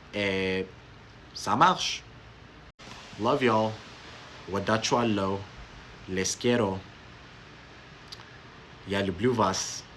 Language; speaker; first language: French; non-native, learner; Amharic